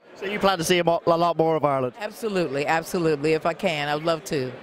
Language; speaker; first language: English; native; English